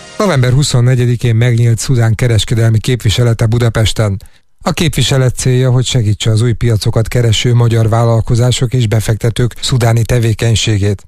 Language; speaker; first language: Hungarian; native; Hungarian